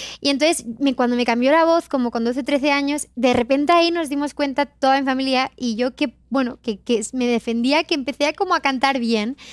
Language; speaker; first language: Spanish; native; Spanish